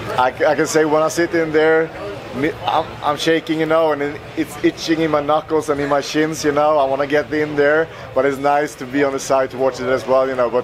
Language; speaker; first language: English; non-native, fluent; Swedish